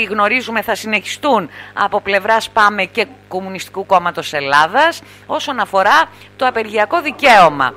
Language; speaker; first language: Greek; native; Greek